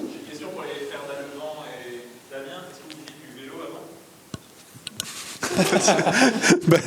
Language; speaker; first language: French; native; French